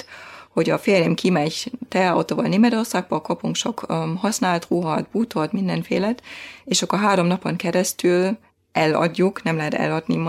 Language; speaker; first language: Hungarian; non-native, fluent; German